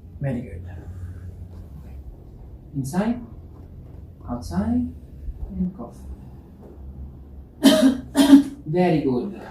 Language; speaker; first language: English; non-native, learner; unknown